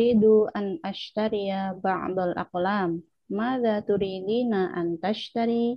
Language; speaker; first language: Arabic; non-native, learner; Indonesian